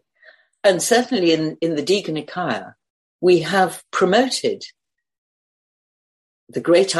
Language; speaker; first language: English; native; English